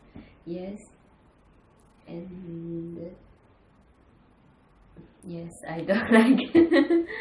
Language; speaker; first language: English; non-native, learner; Chinese